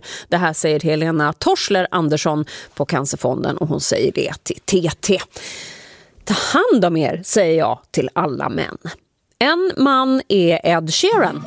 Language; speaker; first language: Swedish; native; Swedish